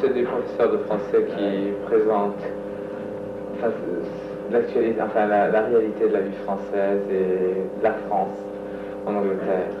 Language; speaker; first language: French; non-native, fluent; English